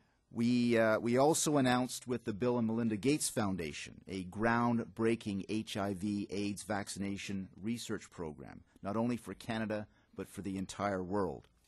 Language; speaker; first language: English; native; English